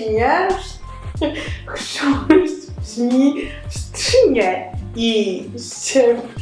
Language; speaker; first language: Polish; non-native, learner; Georgian